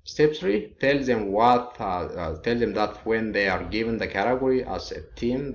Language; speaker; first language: English; non-native, local second language; Amharic